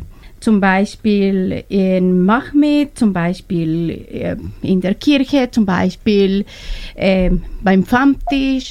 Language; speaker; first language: German; non-native, learner; Spanish